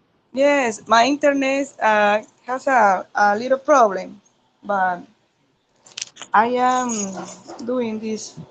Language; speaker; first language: English; non-native, learner; Spanish